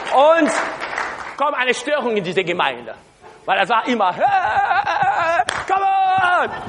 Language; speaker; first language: German; non-native, learner; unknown